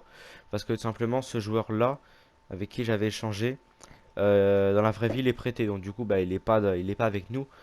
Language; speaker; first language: French; native; French